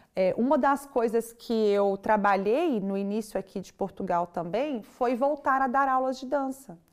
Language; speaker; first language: Portuguese; native; Portuguese